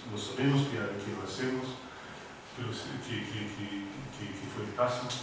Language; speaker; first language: Spanish; non-native, fluent; English